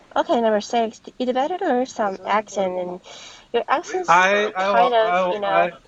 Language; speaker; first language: English; non-native, fluent; Chinese